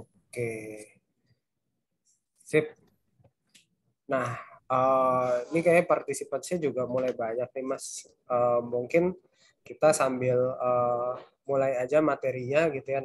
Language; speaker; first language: Indonesian; native; Indonesian